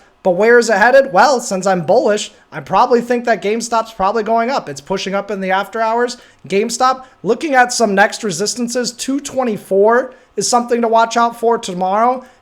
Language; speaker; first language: English; native; English